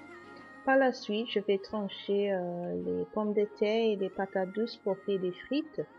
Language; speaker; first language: French; non-native, fluent; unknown